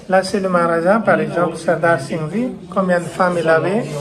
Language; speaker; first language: French; non-native, fluent; Hindi